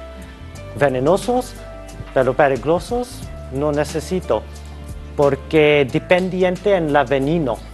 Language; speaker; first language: Spanish; non-native, learner; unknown